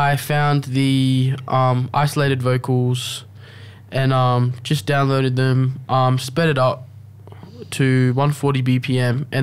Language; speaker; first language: English; native; English